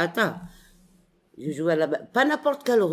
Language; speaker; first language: French; non-native, local second language; Arabic